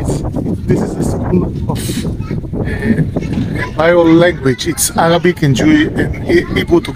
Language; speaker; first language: English; non-native, learner; Hebrew